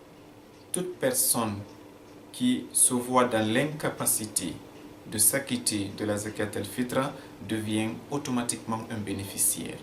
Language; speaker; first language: French; non-native, local second language; Fula